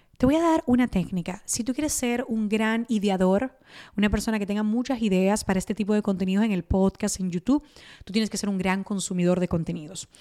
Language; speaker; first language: Spanish; early bilingual, other home language; Italian